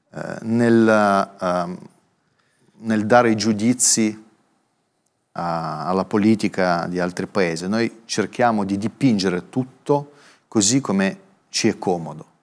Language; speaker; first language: Italian; non-native, fluent; Russian